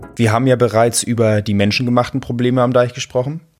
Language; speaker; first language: German; native; German